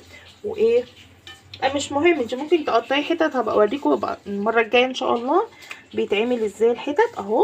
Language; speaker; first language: Arabic; native; Arabic